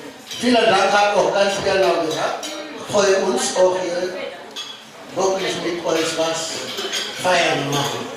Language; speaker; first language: German; non-native, learner; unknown